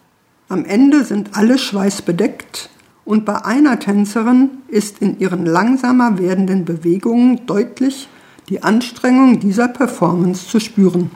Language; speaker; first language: German; native; German